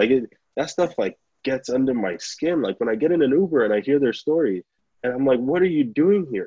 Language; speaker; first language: English; non-native, local second language; Yoruba